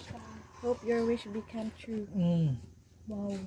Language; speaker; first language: English; non-native, learner; Cebuano